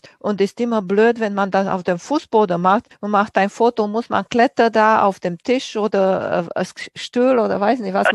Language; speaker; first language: German; native; German